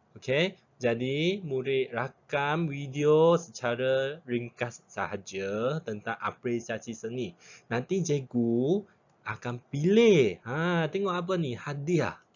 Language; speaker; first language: Malay; non-native, local second language; Chinese